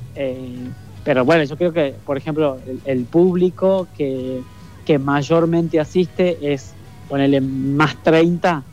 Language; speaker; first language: Spanish; native; Spanish